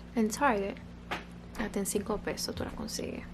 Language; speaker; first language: Spanish; early bilingual, other home language; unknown